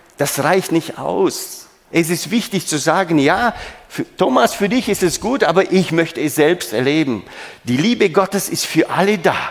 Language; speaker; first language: German; non-native, fluent; Romanian